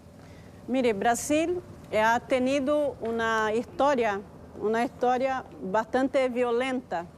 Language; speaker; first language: Spanish; non-native, fluent; Portuguese